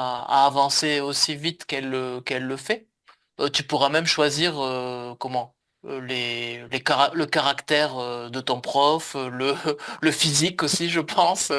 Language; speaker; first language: French; native; French